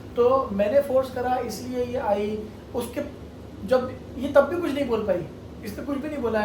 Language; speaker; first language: Hindi; non-native, local second language; Marathi